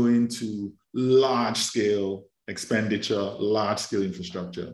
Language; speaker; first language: English; non-native, local second language; Yoruba